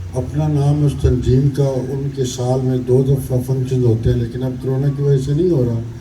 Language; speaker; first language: Urdu; non-native, local second language; Punjabi